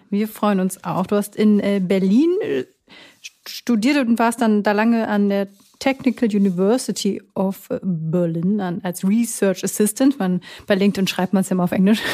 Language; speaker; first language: German; native; German